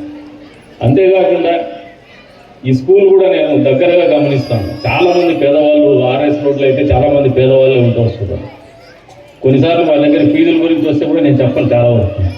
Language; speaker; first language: Telugu; native; Telugu